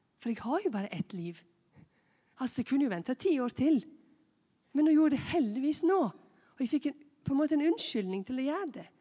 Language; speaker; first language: Norwegian; native; Norwegian